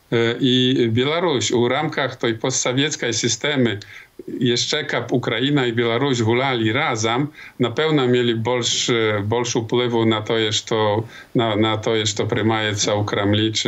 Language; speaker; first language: Polish; non-native, local second language; Belarusian